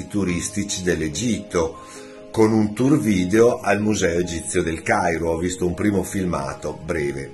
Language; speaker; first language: Italian; native; Italian